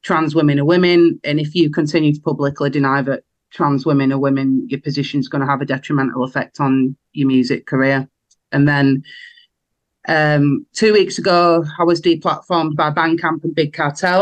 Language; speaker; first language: English; native; English